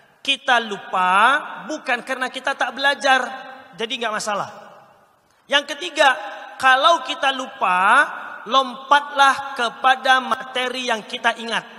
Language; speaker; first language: Indonesian; native; Indonesian